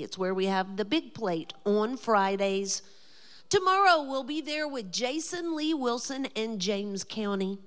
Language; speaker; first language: English; native; English